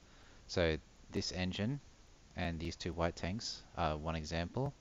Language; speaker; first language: English; native; English